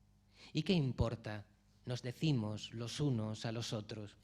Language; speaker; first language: Spanish; native; Spanish